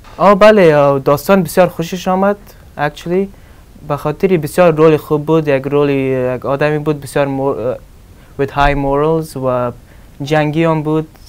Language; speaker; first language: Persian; early bilingual, heritage; Persian